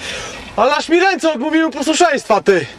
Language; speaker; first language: Polish; native; Polish